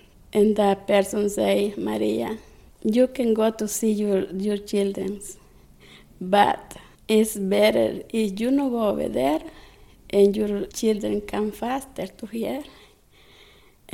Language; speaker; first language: English; non-native, learner; Spanish